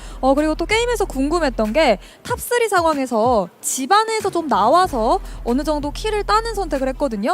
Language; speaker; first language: Korean; native; Korean